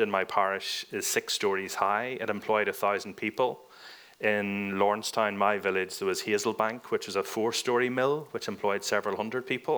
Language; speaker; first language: English; native; English